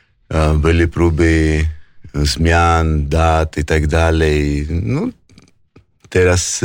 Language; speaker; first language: Polish; non-native, fluent; Georgian